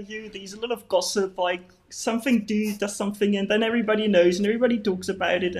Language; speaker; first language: English; non-native, fluent; German